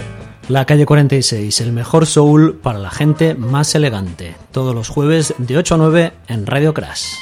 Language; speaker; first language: Spanish; native; Spanish